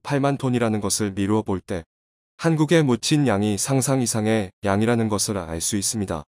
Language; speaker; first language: Korean; native; Korean